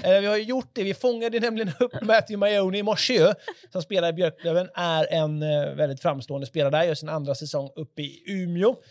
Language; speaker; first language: Swedish; native; Swedish